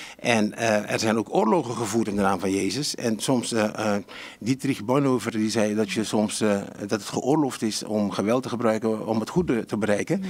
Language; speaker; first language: Dutch; non-native, local second language; Papiamento